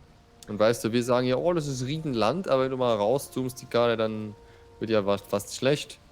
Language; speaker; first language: German; native; German